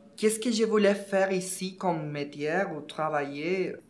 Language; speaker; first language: French; non-native, fluent; Spanish